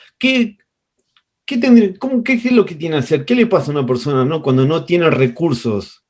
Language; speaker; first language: Spanish; native; Spanish